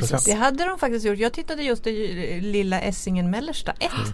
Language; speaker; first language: Swedish; native; Swedish